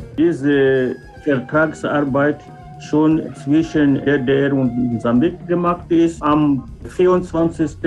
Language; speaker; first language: German; non-native, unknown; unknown